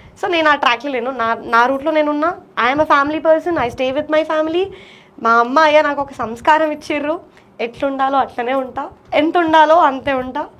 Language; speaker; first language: Telugu; non-native, local second language; Marathi